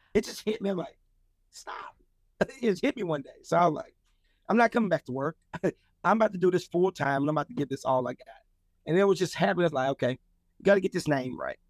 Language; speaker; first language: English; native; English